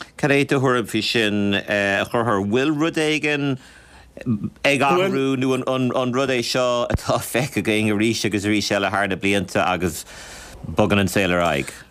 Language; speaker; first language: Irish; native; Irish